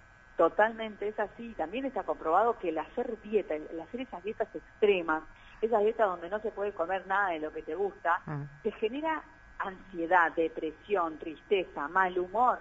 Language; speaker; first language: Spanish; native; Spanish